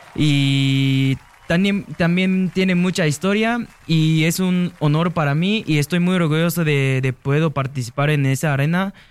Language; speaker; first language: Spanish; non-native, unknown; Japanese